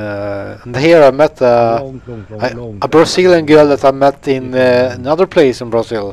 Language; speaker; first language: English; non-native, fluent; Swedish